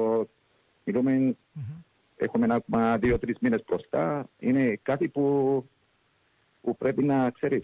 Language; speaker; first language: Greek; early bilingual, heritage; English